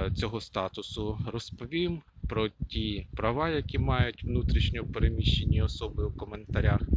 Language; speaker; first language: Ukrainian; non-native, local second language; Russian